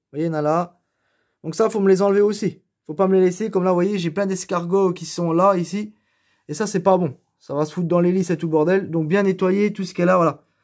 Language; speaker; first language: French; native; French